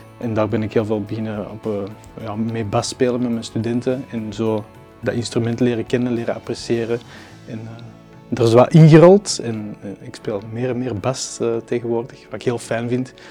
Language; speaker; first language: Dutch; native; Dutch